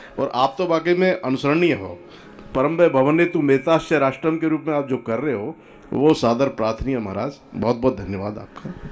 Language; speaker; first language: Hindi; native; Hindi